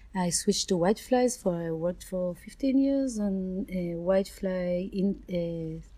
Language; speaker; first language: English; non-native, fluent; Hebrew